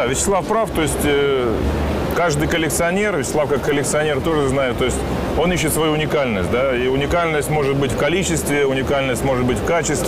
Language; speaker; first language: Russian; native; Russian